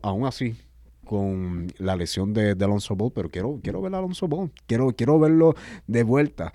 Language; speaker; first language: Spanish; native; Spanish